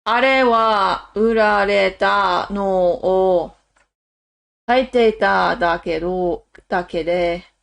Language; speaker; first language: Japanese; non-native, learner; English